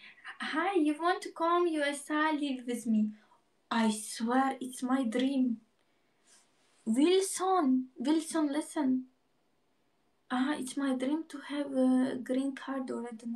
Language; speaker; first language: English; non-native, learner; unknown